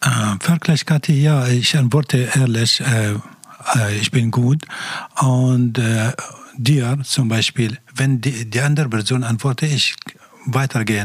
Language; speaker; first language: German; non-native, learner; Arabic